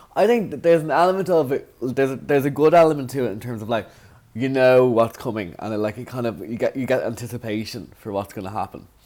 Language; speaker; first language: English; native; English